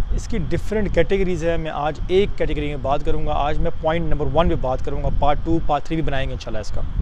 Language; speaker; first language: Urdu; non-native, local second language; Punjabi